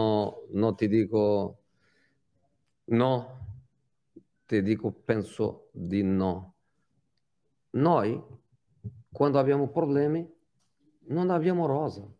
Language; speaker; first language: Italian; non-native, fluent; Portuguese